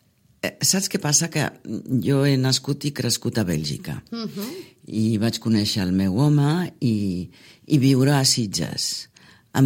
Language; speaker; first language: Catalan; non-native, fluent; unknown